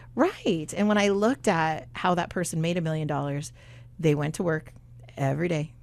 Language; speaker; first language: English; native; English